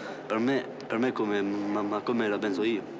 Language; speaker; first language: Italian; non-native, learner; French